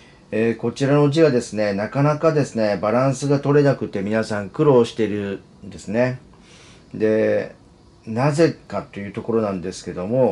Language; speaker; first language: Japanese; native; Japanese